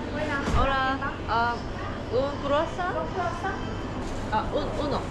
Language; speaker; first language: Spanish; non-native, learner; Korean